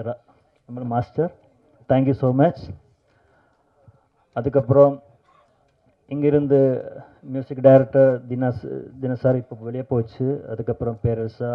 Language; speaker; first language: Tamil; non-native, learner; Malayalam